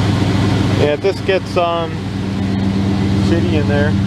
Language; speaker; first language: English; native; English